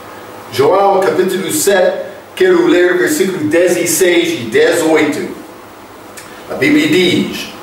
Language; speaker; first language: Portuguese; non-native, fluent; English